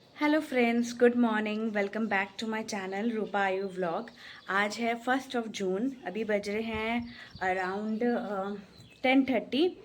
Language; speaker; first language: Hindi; non-native, local second language; Bangla